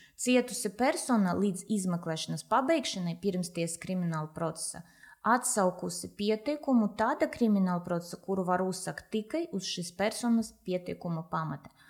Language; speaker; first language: Latvian; non-native, local second language; Russian